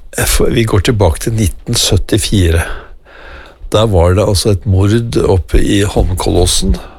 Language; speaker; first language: Norwegian; native; Norwegian